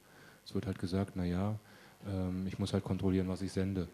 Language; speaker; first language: German; native; German